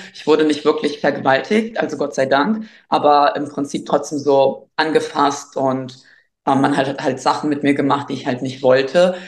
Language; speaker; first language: German; early bilingual, other home language; Albanian